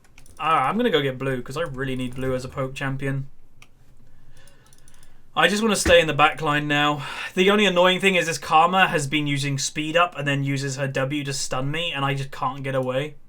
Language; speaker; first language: English; native; English